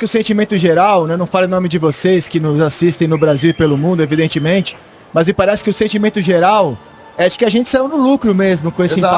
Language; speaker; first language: Portuguese; native; Portuguese